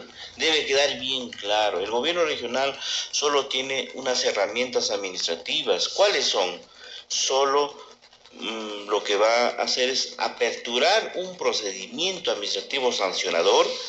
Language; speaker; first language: Spanish; native; Spanish